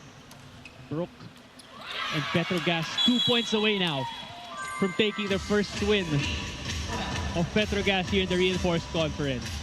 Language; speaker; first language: English; non-native, local second language; Filipino